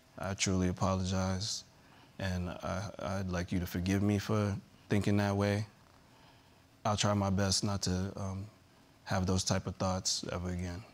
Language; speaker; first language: English; native; English